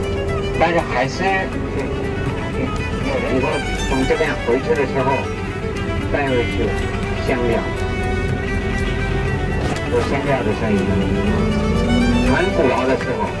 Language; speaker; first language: Chinese; non-native, fluent; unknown